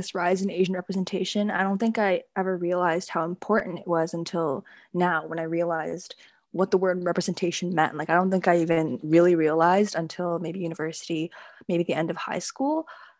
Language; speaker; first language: English; native; English